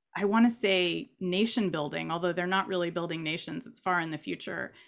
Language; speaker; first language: English; native; English